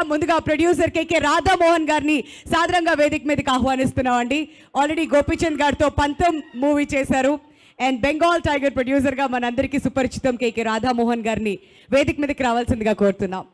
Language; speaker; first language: Telugu; native; Telugu